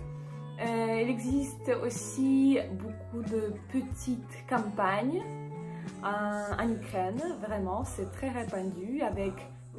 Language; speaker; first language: French; non-native, fluent; Ukrainian